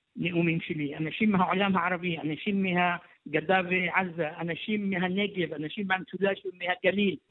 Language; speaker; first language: Hebrew; non-native, local second language; Arabic